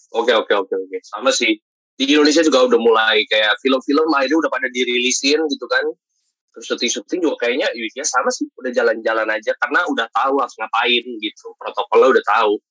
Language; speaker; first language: Indonesian; native; Indonesian